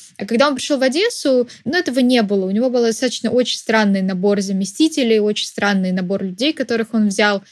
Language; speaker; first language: Russian; native; Russian